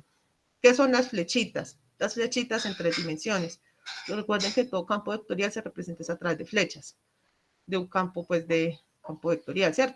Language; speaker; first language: Spanish; native; Spanish